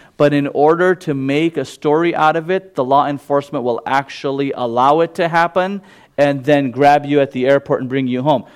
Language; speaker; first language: English; early bilingual, other home language; Gujarati